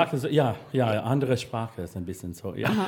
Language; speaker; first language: German; non-native, fluent; English